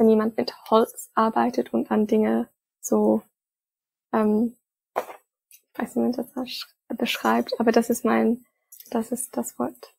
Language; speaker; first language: German; non-native, fluent; English